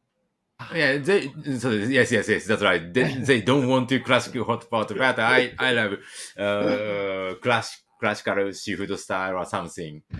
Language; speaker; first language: English; non-native, learner; Japanese